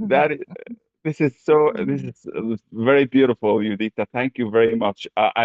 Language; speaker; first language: English; non-native, fluent; Arabic